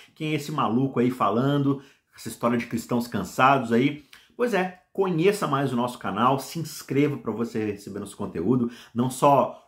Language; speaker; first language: Portuguese; native; Portuguese